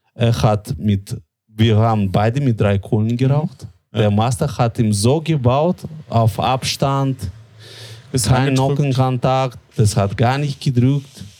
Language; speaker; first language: German; non-native, fluent; Russian